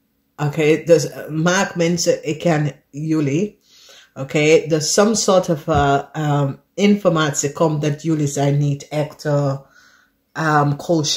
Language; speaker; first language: Dutch; non-native, learner; English